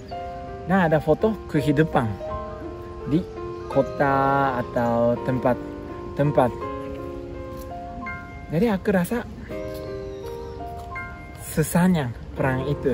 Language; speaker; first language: Indonesian; non-native, learner; Japanese